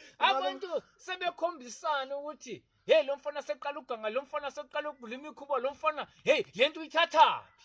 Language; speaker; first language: Zulu; non-native, local second language; Xhosa